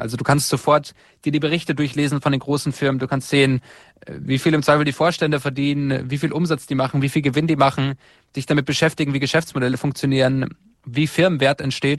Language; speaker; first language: German; native; German